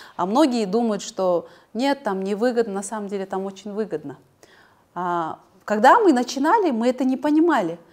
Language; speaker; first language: Russian; non-native, local second language; Kazakh